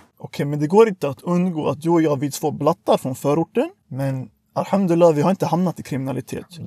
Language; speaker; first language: Swedish; early bilingual, other home language; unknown